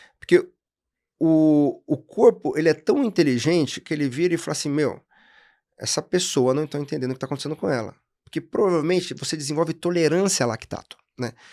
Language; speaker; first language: Portuguese; native; Portuguese